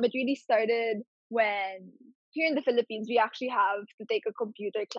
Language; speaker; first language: English; non-native, local second language; Filipino